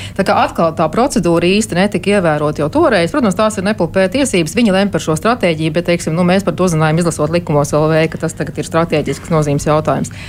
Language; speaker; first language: Latvian; native; Latvian